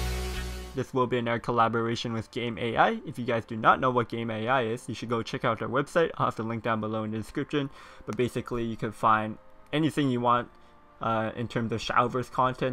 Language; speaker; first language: English; native; English